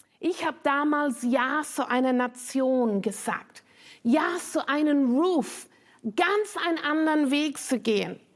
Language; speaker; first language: German; non-native, fluent; English